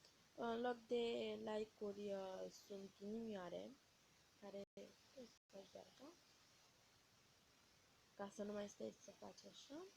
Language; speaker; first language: Romanian; native; Romanian